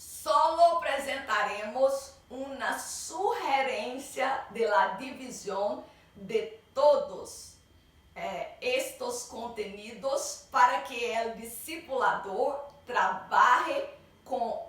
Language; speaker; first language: Spanish; non-native, learner; Portuguese